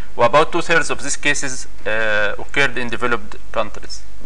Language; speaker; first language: English; non-native, fluent; Arabic